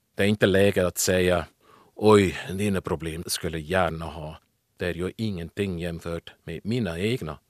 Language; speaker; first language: Swedish; non-native, fluent; German